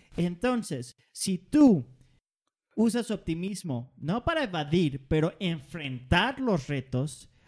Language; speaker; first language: Spanish; non-native, fluent; Danish